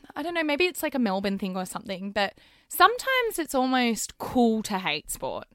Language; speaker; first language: English; native; English